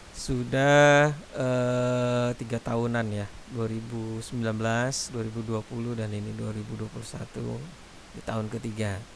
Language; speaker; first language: Indonesian; native; Indonesian